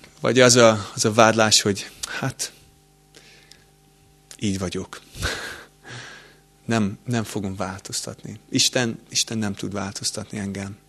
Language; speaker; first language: Hungarian; non-native, fluent; English